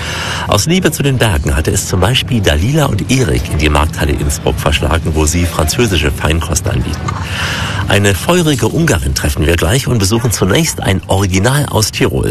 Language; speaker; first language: German; native; German